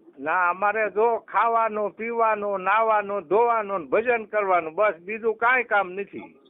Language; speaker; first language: Gujarati; native; Gujarati